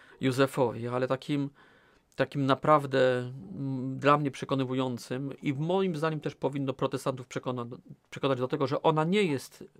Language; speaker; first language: Polish; native; Polish